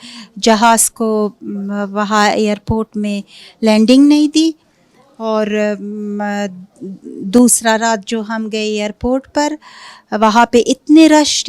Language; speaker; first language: Hindi; non-native, fluent; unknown